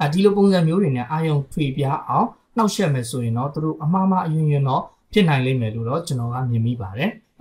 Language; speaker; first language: Burmese; native; Burmese